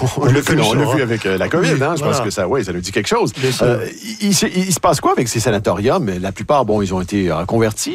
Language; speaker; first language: French; native; French